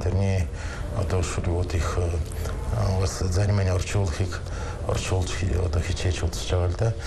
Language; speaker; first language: Mongolian; non-native, fluent; Russian